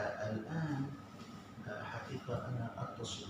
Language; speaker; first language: Arabic; native; Arabic